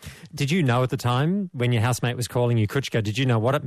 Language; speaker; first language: English; native; English